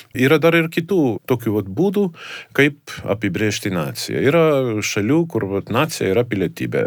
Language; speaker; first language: Lithuanian; non-native, fluent; Estonian